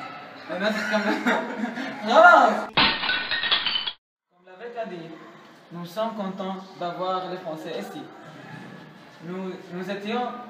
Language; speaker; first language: French; non-native, learner; Arabic